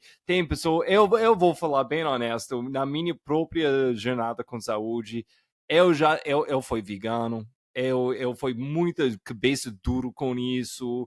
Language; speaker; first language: Portuguese; non-native, fluent; English